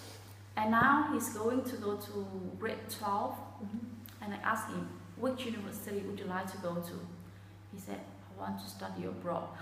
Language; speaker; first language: English; non-native, fluent; Vietnamese